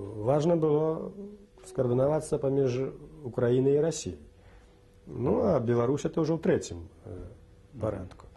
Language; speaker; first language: Belarusian; native; Belarusian